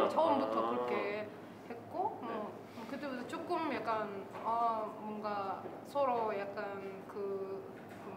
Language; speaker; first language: Korean; non-native, fluent; Indonesian